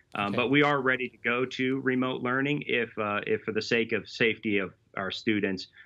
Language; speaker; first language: English; native; English